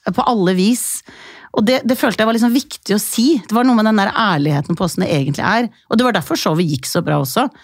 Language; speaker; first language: Norwegian; early bilingual, other home language; Icelandic